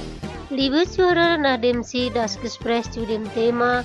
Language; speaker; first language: German; non-native, fluent; Indonesian